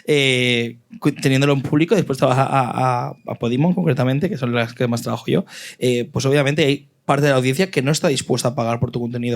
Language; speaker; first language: Spanish; native; Spanish